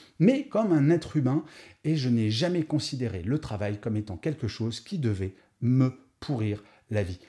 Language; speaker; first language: French; native; French